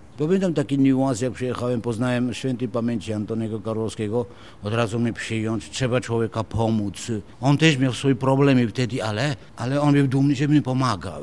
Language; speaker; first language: Polish; non-native, fluent; Georgian